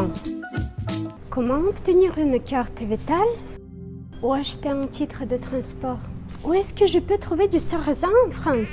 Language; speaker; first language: French; non-native, fluent; Russian